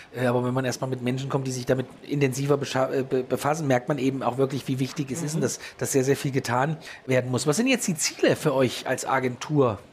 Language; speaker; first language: German; native; German